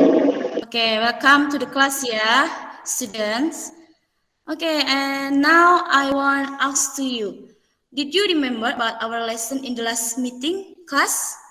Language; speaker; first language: English; non-native, fluent; Indonesian